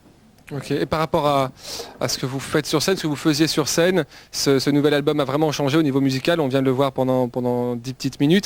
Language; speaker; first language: French; native; French